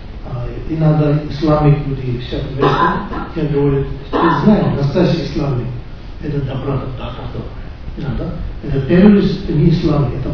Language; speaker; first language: Russian; non-native, learner; Tibetan